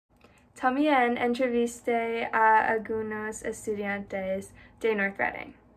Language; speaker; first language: Spanish; non-native, learner; English